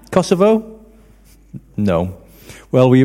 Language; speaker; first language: English; native; English